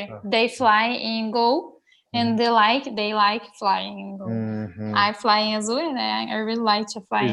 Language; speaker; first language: English; non-native, learner; Portuguese